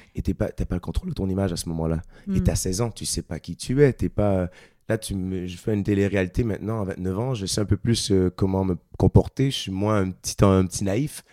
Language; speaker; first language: French; native; French